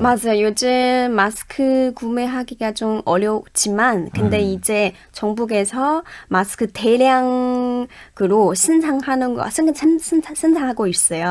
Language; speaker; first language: Korean; non-native, fluent; Chinese